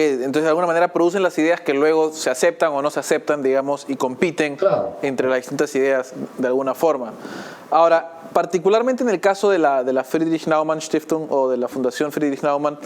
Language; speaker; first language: Spanish; native; Spanish